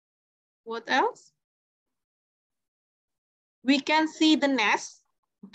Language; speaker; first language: English; non-native, fluent; Indonesian